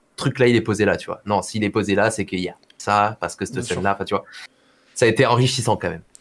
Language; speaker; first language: French; native; French